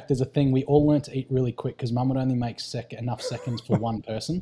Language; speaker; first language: English; native; English